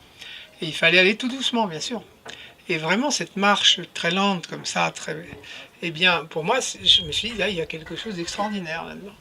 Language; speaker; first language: French; native; French